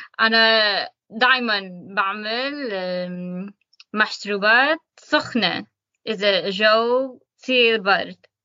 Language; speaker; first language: Arabic; non-native, learner; English